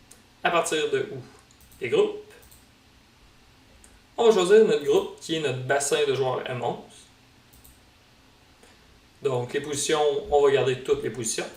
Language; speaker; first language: French; native; French